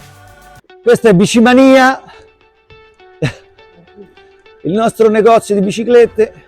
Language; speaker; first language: Italian; native; Italian